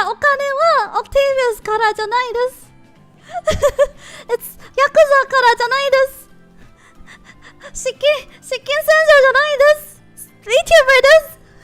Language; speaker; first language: Japanese; non-native, learner; English